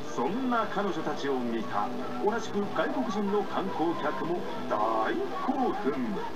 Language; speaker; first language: Japanese; native; Japanese